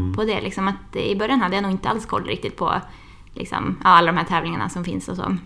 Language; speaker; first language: Swedish; native; Swedish